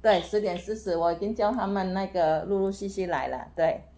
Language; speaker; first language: Chinese; non-native, fluent; Indonesian